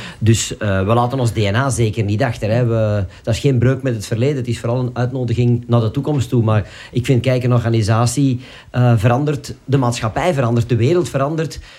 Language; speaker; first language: Dutch; native; Dutch